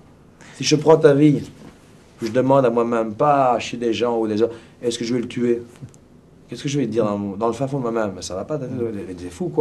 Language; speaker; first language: French; native; French